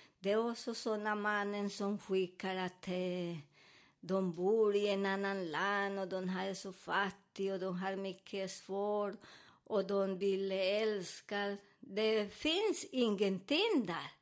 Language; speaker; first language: Swedish; non-native, learner; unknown